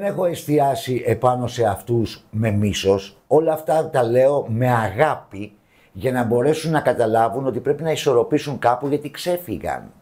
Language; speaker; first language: Greek; native; Greek